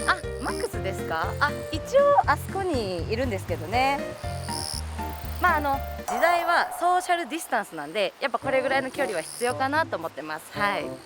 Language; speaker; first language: Japanese; native; Japanese